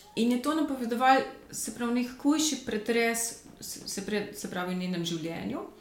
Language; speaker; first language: Slovenian; native; Slovenian